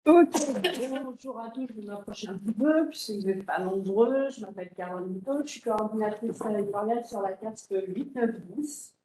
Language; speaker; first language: French; native; French